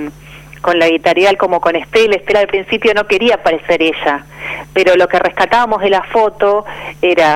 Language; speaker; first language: Spanish; native; Spanish